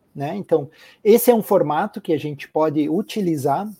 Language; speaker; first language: Portuguese; native; Portuguese